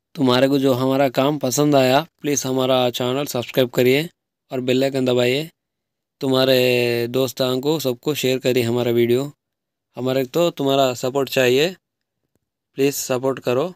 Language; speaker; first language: Hindi; non-native, local second language; Telugu